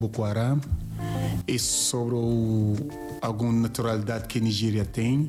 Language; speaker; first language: Portuguese; non-native, learner; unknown